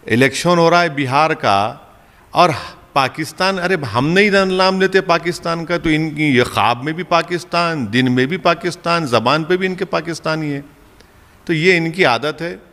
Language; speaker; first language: Hindi; non-native, local second language; Urdu